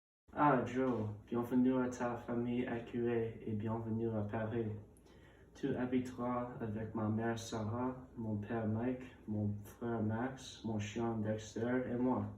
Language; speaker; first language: French; non-native, learner; English